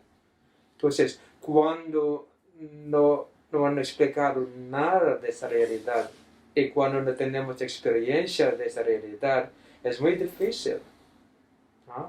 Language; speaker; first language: Spanish; non-native, fluent; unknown